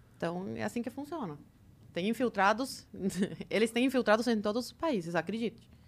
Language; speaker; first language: Portuguese; early bilingual, other home language; Spanish